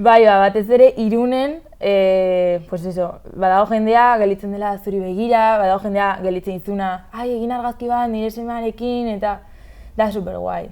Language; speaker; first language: Basque; non-native, local second language; Spanish